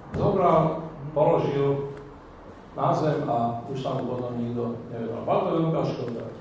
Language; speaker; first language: Slovak; non-native, local second language; Hungarian